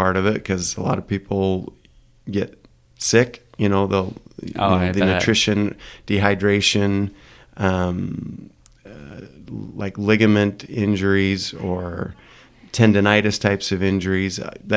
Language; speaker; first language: English; native; English